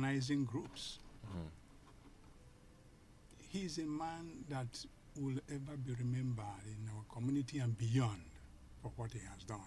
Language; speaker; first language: English; non-native, local second language; Igbo